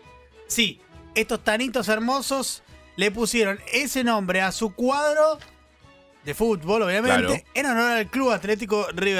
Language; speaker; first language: Spanish; native; Spanish